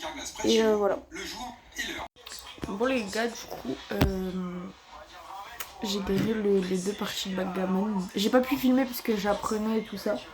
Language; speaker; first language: French; native; French